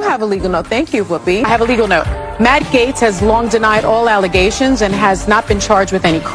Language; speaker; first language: English; native; English